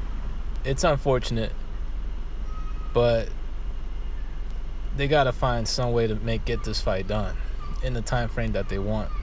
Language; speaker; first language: English; native; English